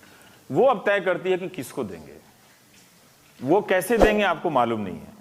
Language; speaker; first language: Hindi; native; Hindi